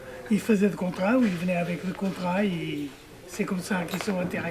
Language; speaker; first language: French; native; French